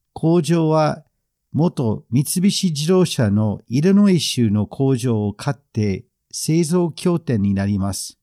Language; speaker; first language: Japanese; non-native, fluent; English